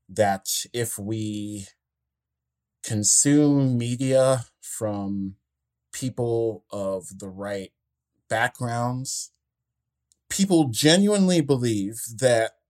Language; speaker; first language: English; native; English